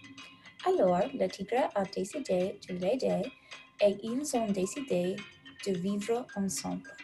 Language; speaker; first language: French; non-native, learner; English